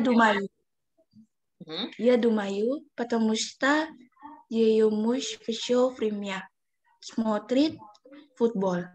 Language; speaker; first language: Russian; non-native, learner; Indonesian